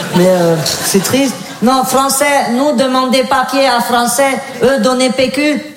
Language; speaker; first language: French; native; French